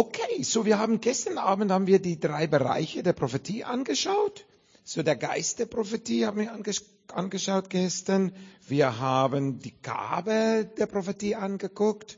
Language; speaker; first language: German; non-native, learner; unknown